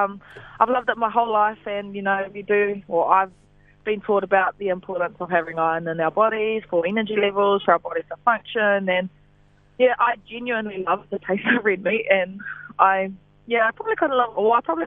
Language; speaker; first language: English; native; English